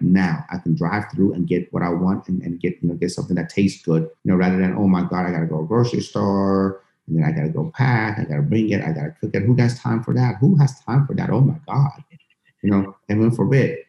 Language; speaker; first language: English; early bilingual, other home language; Persian